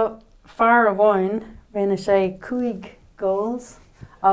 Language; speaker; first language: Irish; non-native, learner; English